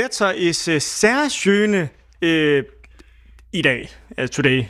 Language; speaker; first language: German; non-native, learner; Danish